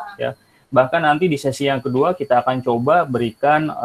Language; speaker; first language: Indonesian; native; Indonesian